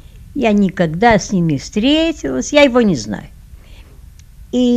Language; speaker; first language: Russian; early bilingual, heritage; Russian